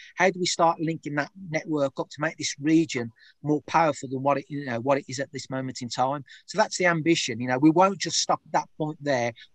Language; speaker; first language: English; native; English